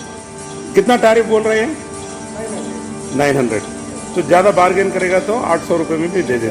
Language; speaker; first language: Hindi; non-native, local second language; Telugu